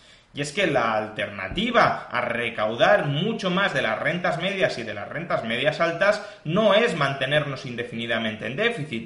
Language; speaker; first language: Spanish; native; Spanish